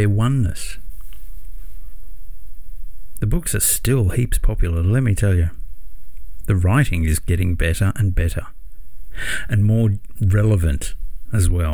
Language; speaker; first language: English; native; English